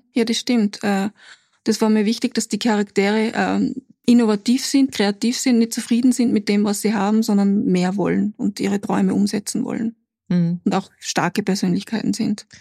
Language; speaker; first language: German; native; German